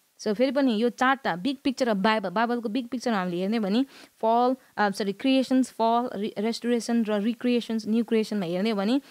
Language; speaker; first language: Nepali; native; Nepali